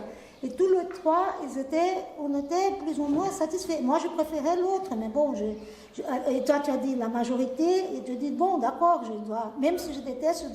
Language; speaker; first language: French; non-native, fluent; Portuguese